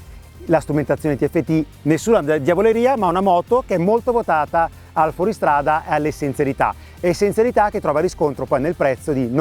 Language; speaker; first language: Italian; native; Italian